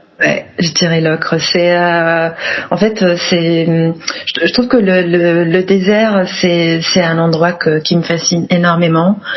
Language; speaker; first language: French; non-native, local second language; Arabic